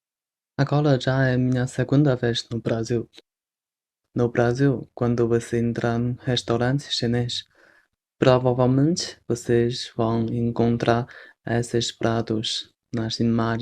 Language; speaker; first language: Portuguese; non-native, fluent; Chinese